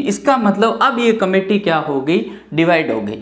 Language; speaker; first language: Hindi; native; Hindi